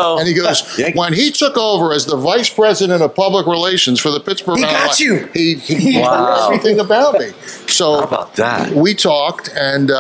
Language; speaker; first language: English; native; English